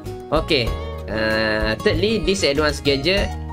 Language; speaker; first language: English; non-native, local second language; Malay